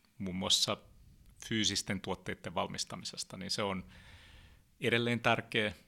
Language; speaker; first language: Finnish; early bilingual, heritage; Finnish